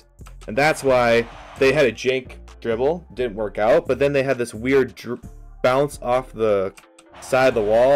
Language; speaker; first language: English; native; English